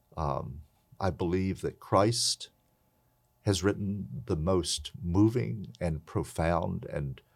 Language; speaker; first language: English; native; English